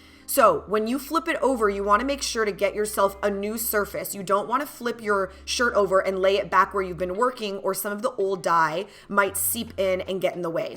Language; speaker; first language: English; native; English